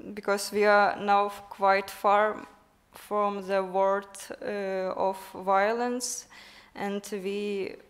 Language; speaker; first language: English; non-native, learner; Ukrainian